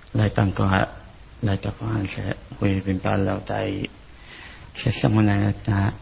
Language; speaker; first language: Finnish; non-native, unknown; Arabic